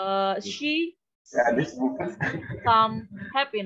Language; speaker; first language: English; non-native, fluent; Indonesian